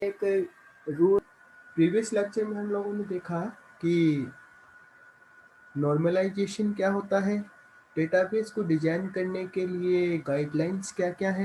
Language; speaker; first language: Hindi; native; Hindi